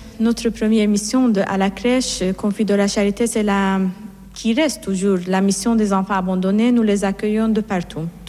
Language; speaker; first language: French; non-native, fluent; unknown